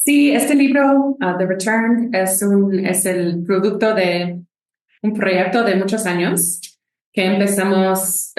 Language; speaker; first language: Spanish; non-native, fluent; English